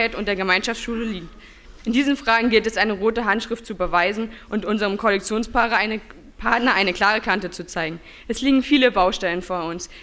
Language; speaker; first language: German; native; German